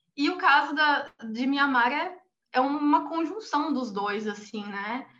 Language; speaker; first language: Portuguese; native; Portuguese